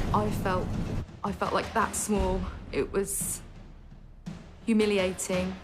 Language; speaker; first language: English; native; English